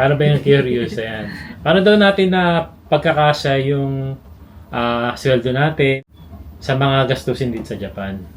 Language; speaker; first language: Filipino; native; Filipino